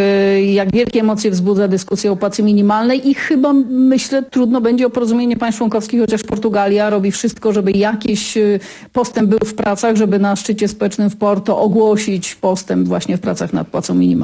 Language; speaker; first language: Polish; native; Polish